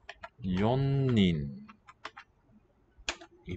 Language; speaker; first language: Japanese; non-native, learner; English